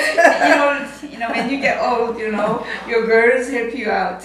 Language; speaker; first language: English; non-native, fluent; Korean